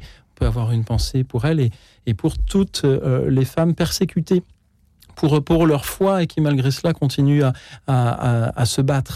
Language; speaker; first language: French; native; French